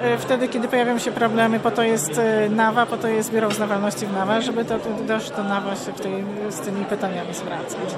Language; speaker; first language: Polish; native; Polish